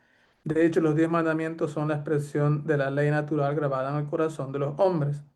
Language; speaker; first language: Spanish; native; Spanish